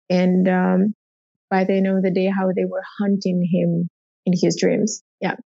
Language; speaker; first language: English; non-native, fluent; Russian